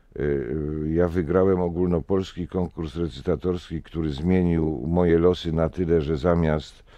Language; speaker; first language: Polish; native; Polish